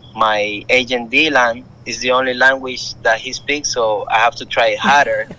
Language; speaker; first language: English; non-native, learner; Spanish